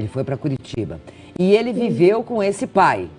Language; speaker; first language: Portuguese; native; Portuguese